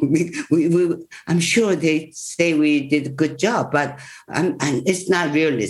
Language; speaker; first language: English; non-native, learner; Korean